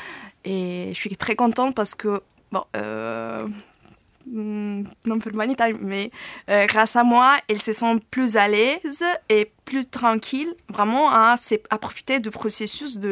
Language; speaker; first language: French; non-native, fluent; Italian